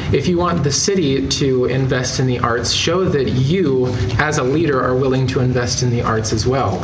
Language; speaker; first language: English; native; English